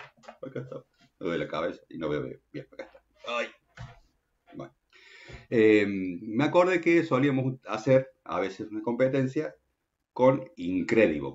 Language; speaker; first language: Spanish; native; Spanish